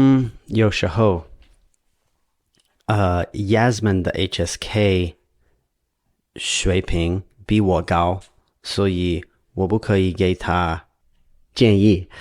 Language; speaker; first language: Chinese; non-native, learner; English